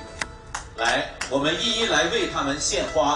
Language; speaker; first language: Chinese; native; Chinese